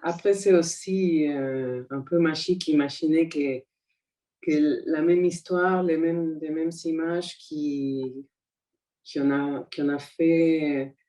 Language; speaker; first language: French; non-native, fluent; Spanish